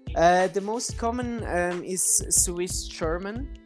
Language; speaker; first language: English; non-native, fluent; German